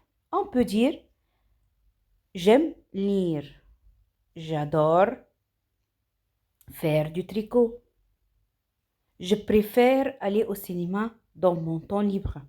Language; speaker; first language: French; non-native, fluent; Arabic